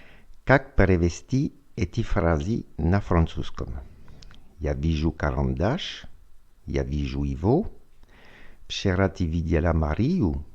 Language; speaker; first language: Russian; non-native, fluent; French